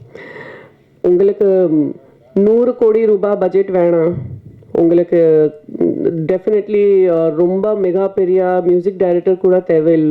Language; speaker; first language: Tamil; non-native, fluent; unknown